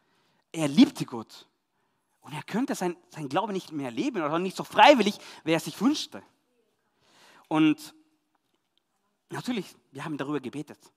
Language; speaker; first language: German; non-native, learner; Spanish